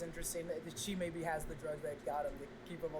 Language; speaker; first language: English; native; English